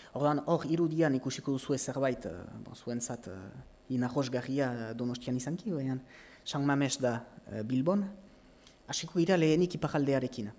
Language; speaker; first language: Basque; native; Basque